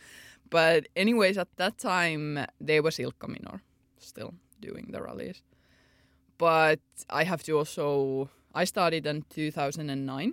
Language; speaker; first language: English; non-native, fluent; Finnish